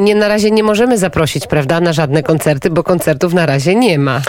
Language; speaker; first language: Polish; native; Polish